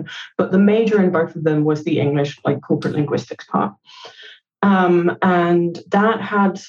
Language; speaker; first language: English; non-native, fluent; Danish